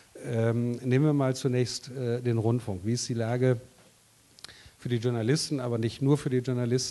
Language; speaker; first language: German; native; German